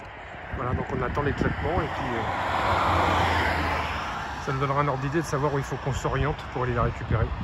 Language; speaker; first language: French; native; French